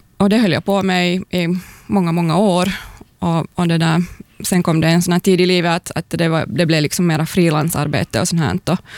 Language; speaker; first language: Swedish; native; Swedish